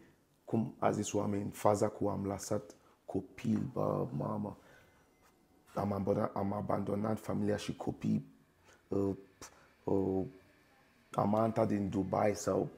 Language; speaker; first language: Romanian; non-native, fluent; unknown